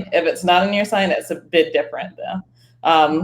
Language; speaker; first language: English; native; English